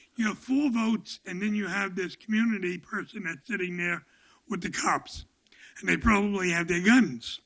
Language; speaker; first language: English; native; English